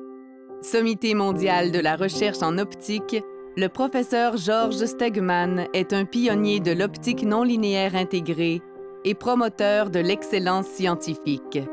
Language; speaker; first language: French; native; French